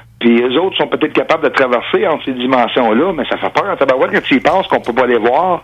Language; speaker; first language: French; non-native, local second language; English